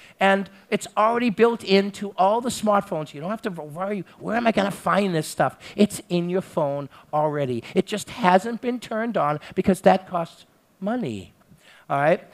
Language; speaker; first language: English; native; English